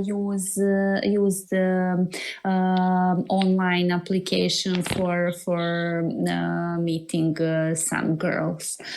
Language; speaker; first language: English; non-native, learner; Serbian